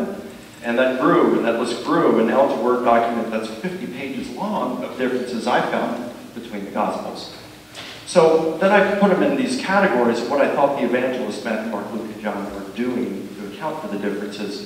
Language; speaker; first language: English; native; English